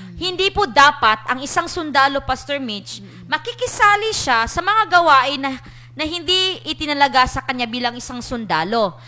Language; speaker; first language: Filipino; non-native, local second language; Cebuano